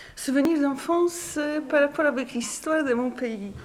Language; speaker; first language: French; non-native, learner; Polish